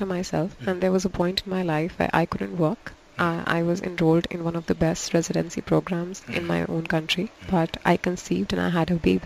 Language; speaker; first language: English; non-native, local second language; Urdu